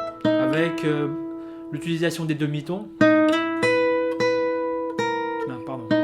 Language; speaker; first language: French; native; French